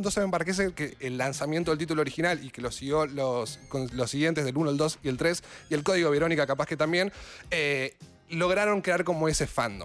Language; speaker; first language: Spanish; native; Spanish